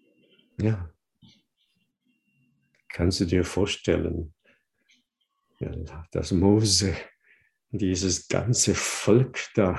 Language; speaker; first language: German; non-native, fluent; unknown